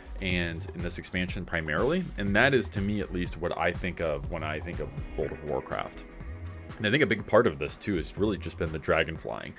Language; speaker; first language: English; native; English